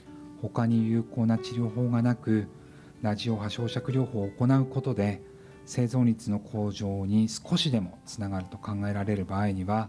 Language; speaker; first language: Japanese; native; Japanese